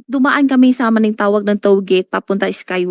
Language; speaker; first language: Filipino; non-native, learner; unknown